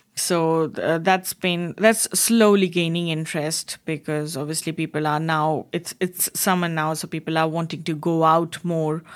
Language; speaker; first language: English; non-native, local second language; Bangla